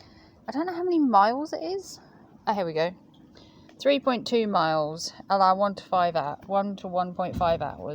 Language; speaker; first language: English; native; English